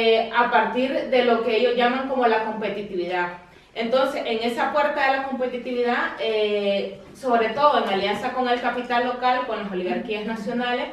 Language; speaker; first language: Spanish; native; Spanish